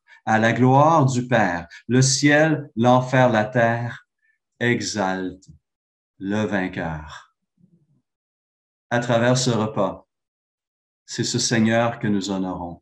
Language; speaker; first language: French; native; French